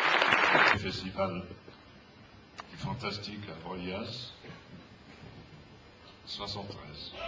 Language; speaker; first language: French; non-native, fluent; English